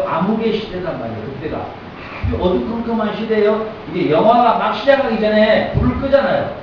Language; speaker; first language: Korean; native; Korean